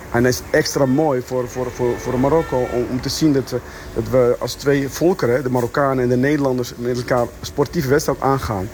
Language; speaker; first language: Dutch; early bilingual, other home language; Arabic